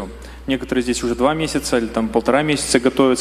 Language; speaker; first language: Russian; non-native, learner; Bulgarian